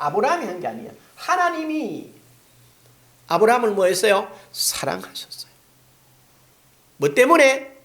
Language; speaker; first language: Korean; native; Korean